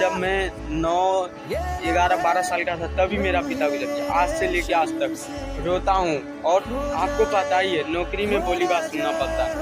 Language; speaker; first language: Hindi; non-native, local second language; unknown